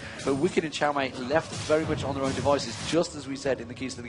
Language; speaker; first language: English; native; English